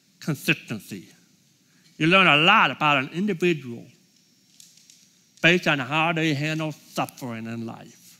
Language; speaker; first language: English; native; English